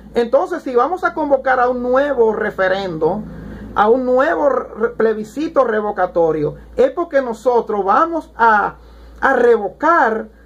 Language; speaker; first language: Spanish; native; Spanish